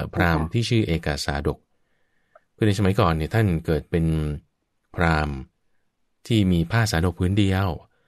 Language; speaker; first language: Thai; native; Thai